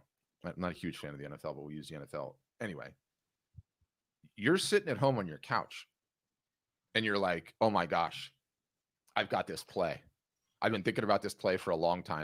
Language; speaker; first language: English; native; English